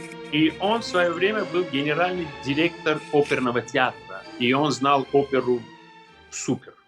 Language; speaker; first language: Russian; non-native, local second language; Armenian